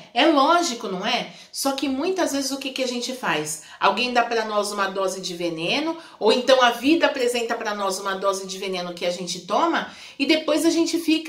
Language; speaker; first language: Portuguese; native; Portuguese